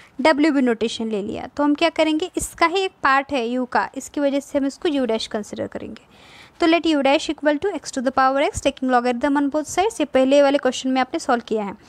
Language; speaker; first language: Hindi; non-native, local second language; Marathi